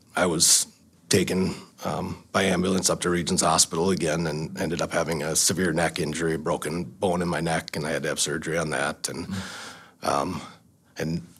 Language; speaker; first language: English; native; English